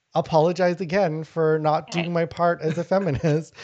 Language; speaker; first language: English; non-native, fluent; Lao